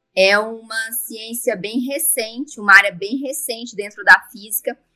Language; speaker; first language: Portuguese; native; Portuguese